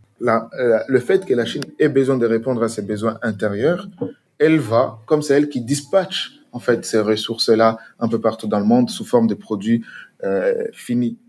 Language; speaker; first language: French; non-native, local second language; Swahili